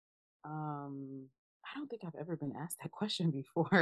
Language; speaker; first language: English; early bilingual, other home language; Akan